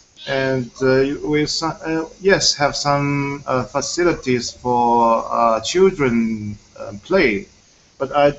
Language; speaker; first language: English; non-native, fluent; Chinese